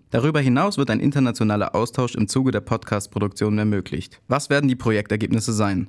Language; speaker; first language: German; native; German